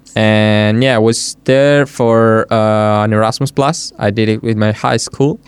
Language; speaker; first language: English; non-native, fluent; Italian